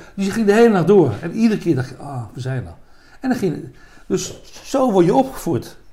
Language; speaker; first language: Dutch; native; Dutch